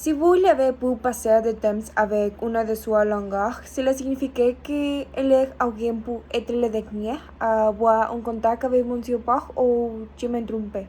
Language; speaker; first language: French; non-native, learner; Spanish